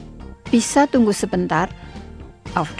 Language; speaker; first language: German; non-native, fluent; Indonesian